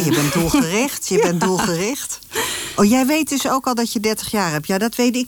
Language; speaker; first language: Dutch; native; Dutch